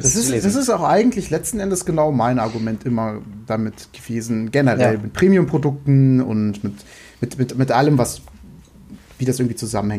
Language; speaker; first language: German; native; German